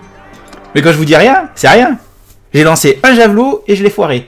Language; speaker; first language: French; native; French